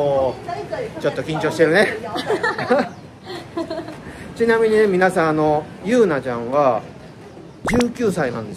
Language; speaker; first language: Japanese; native; Japanese